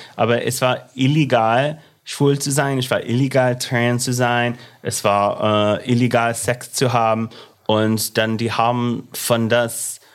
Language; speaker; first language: German; non-native, fluent; English